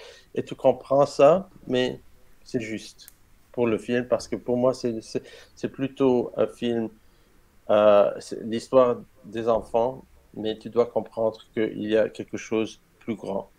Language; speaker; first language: French; non-native, learner; Arabic